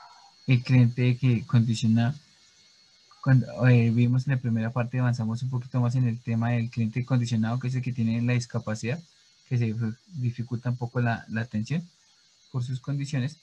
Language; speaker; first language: Spanish; native; Spanish